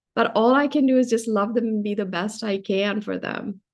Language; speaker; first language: English; non-native, local second language; Hindi